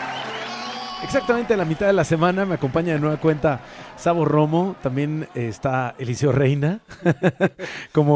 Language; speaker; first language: Spanish; native; Spanish